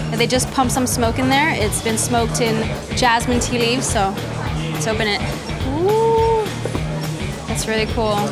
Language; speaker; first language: English; non-native, local second language; Cantonese